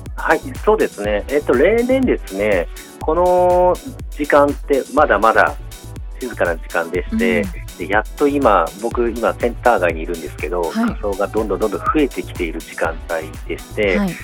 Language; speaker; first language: Japanese; native; Japanese